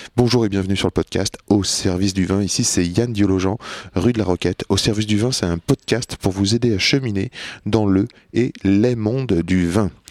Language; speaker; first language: French; native; French